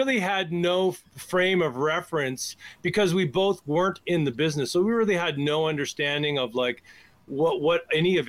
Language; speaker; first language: English; native; English